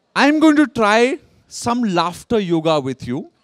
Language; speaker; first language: English; non-native, local second language; Hindi